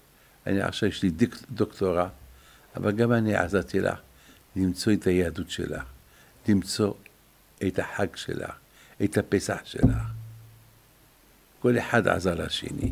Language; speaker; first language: Hebrew; non-native, fluent; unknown